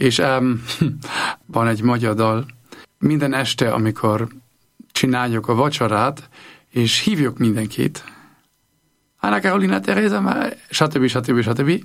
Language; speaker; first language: Hungarian; non-native, learner; German